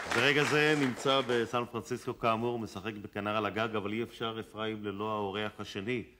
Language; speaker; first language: Hebrew; native; Hebrew